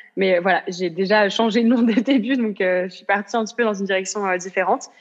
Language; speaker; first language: French; native; French